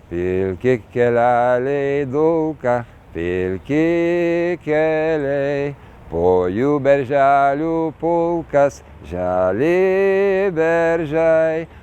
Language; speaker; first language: Lithuanian; early bilingual, heritage; Lithuanian